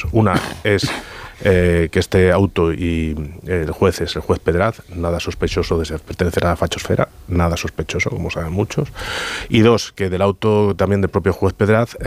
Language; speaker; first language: Spanish; native; Spanish